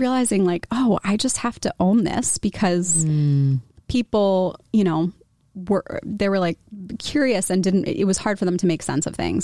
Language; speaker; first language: English; native; English